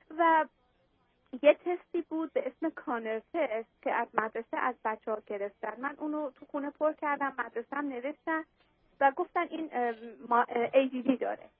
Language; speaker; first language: Persian; native; Persian